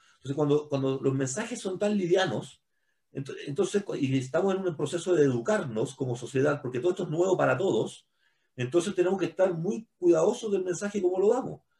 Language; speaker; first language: Spanish; native; Spanish